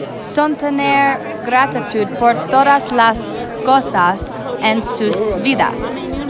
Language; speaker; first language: Spanish; non-native, learner; English